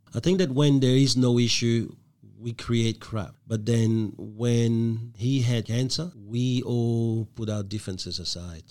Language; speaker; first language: English; non-native, fluent; French